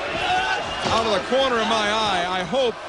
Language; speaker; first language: English; native; English